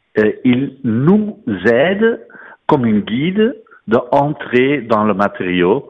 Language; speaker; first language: French; non-native, fluent; Dutch